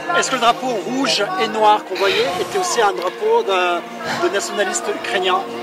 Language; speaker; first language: French; native; French